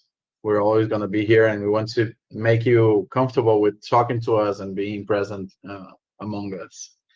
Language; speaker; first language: English; non-native, fluent; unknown